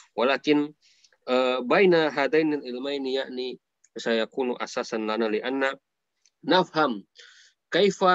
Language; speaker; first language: Arabic; non-native, fluent; Indonesian